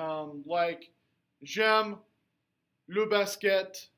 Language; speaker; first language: French; non-native, fluent; English